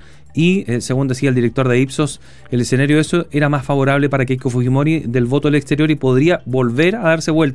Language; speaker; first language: Spanish; native; Spanish